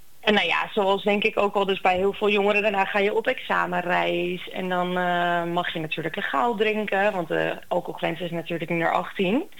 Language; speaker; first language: Dutch; native; Dutch